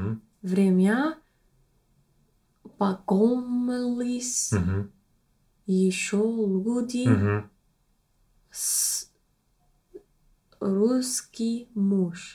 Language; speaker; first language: Russian; non-native, learner; English